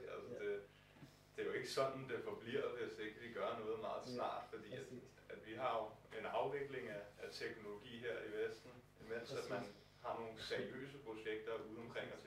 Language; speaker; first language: Danish; native; Danish